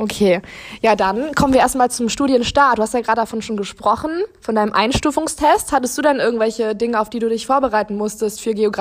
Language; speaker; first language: German; native; German